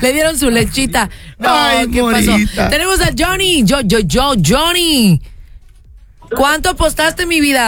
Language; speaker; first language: Spanish; native; Spanish